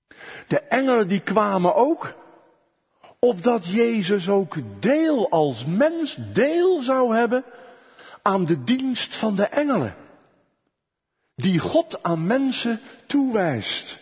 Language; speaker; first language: Dutch; native; Dutch